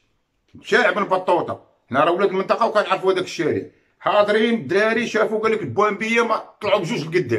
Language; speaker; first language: Arabic; native; Arabic